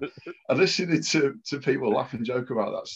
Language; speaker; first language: English; native; English